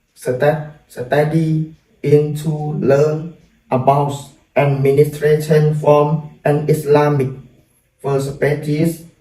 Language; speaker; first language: English; non-native, learner; Thai